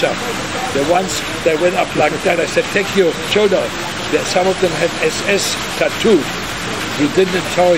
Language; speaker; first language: English; non-native, fluent; German